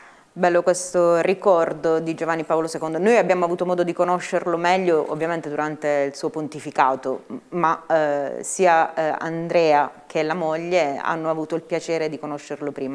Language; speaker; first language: Italian; native; Italian